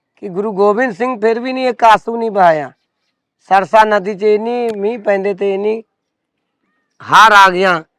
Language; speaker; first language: Punjabi; early bilingual, other home language; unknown